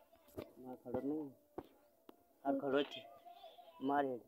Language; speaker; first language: Hindi; non-native, local second language; Gujarati